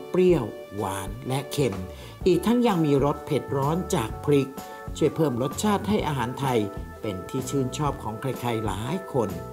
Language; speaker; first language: Thai; native; Thai